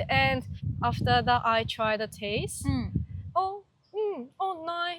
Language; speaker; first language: English; non-native, learner; Japanese